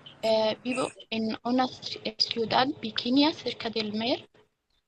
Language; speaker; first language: Spanish; non-native, learner; Arabic